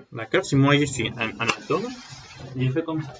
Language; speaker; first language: French; non-native, learner; Spanish